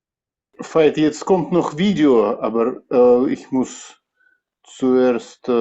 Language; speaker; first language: German; non-native, fluent; Russian